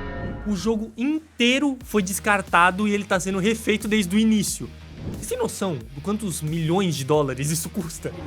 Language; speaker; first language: Portuguese; native; Portuguese